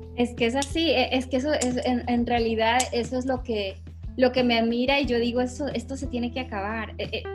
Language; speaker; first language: Spanish; native; Spanish